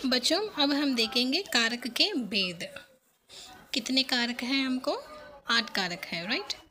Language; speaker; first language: Hindi; non-native, local second language; Telugu